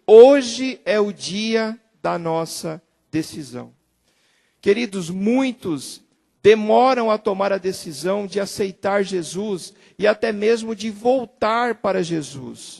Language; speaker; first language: Portuguese; native; Portuguese